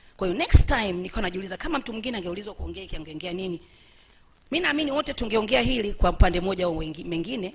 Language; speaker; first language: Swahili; native; Swahili